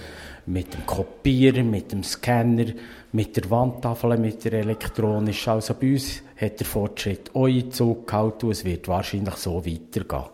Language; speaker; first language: German; native; German